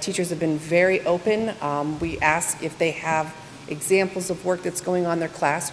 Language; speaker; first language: English; native; English